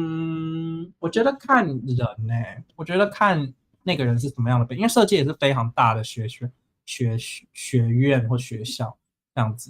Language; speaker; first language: Chinese; native; Chinese